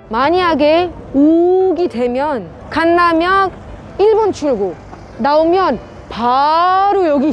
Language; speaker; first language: Korean; non-native, fluent; Arabic